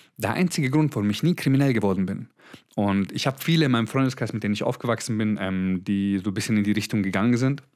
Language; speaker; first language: German; early bilingual, other home language; Croatian